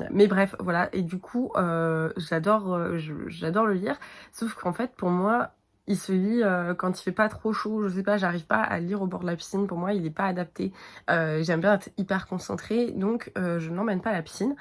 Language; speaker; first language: French; native; French